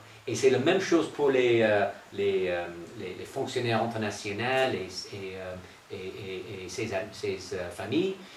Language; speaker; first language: French; non-native, fluent; English